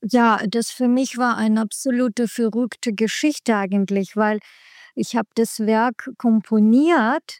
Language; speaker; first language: German; non-native, learner; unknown